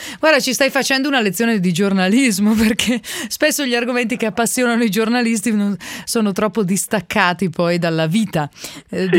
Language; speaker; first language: Italian; native; Italian